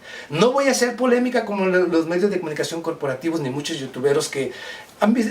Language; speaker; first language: Spanish; native; Spanish